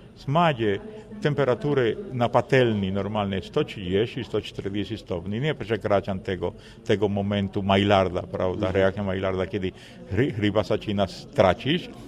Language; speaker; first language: Polish; non-native, fluent; Spanish